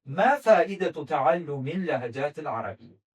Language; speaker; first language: Arabic; non-native, fluent; Azerbaijani